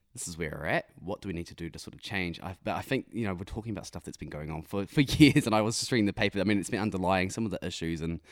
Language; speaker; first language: English; native; English